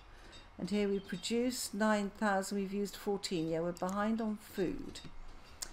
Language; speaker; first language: English; native; English